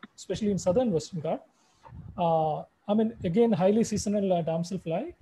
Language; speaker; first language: English; non-native, local second language; Malayalam